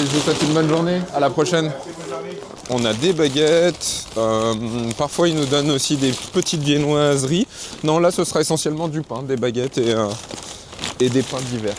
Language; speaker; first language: French; native; French